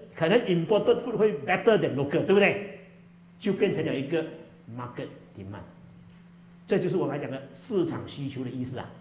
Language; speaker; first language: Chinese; native; Chinese